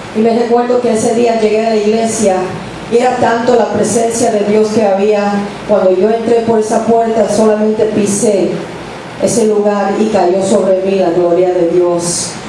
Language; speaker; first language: Spanish; early bilingual, heritage; English